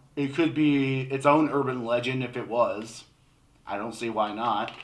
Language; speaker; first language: English; native; English